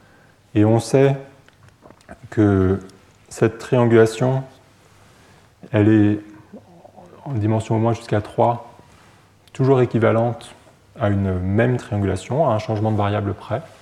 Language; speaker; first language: French; native; French